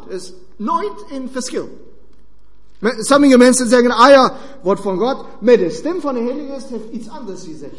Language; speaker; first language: Dutch; non-native, fluent; German